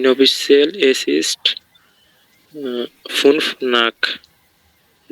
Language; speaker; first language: German; non-native, learner; Bangla